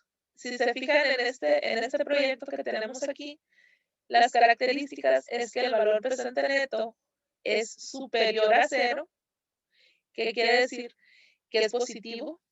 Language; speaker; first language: Spanish; native; Spanish